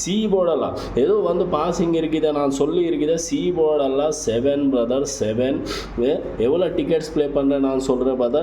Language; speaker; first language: Tamil; non-native, local second language; Kannada